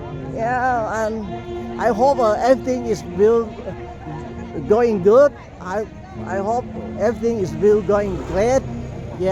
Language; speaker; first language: English; non-native, learner; Thai